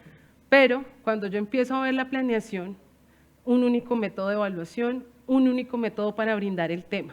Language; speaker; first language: Spanish; native; Spanish